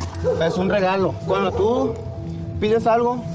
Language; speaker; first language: Spanish; native; Spanish